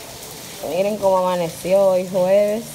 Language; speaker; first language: Spanish; native; Spanish